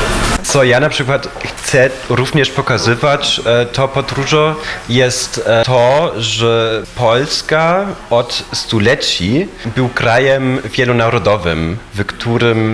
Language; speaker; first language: Polish; non-native, fluent; German